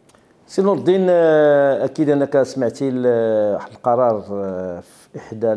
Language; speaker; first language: Arabic; native; Arabic